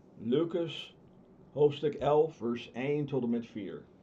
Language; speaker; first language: Dutch; non-native, fluent; English